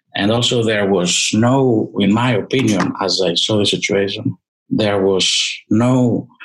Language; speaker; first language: English; non-native, fluent; Greek